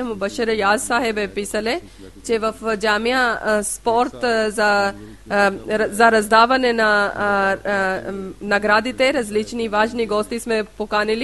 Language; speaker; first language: Bulgarian; non-native, learner; Urdu